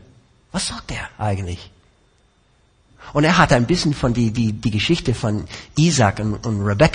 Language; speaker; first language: German; non-native, fluent; English